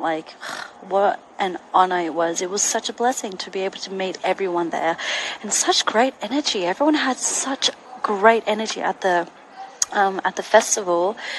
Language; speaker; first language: English; early bilingual, other home language; Korean